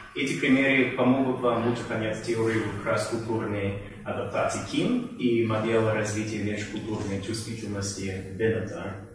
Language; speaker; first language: Russian; non-native, fluent; English